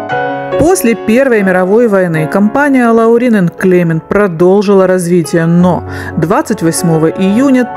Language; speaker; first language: Russian; native; Russian